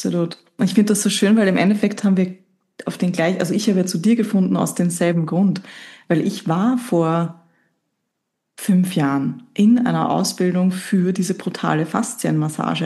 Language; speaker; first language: German; native; German